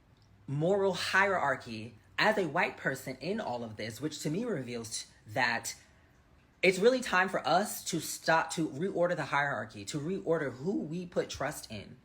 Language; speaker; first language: English; native; English